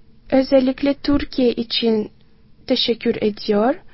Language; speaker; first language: Turkish; non-native, learner; Tajik